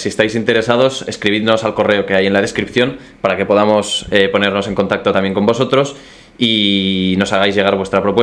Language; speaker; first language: Spanish; native; Spanish